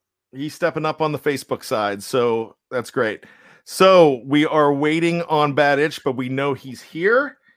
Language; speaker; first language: English; native; English